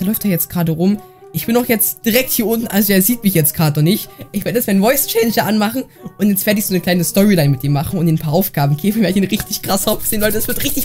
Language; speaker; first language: German; native; German